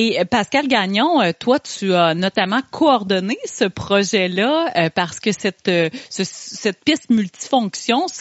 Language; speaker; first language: French; native; French